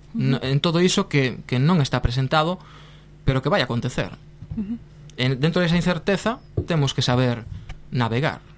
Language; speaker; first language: Galician; non-native, local second language; Spanish